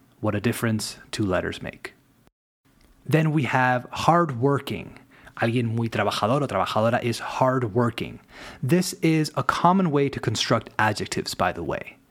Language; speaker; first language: English; native; English